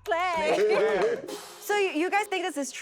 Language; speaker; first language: English; native; English